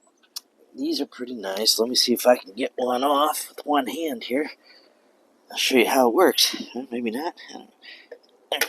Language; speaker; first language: English; native; English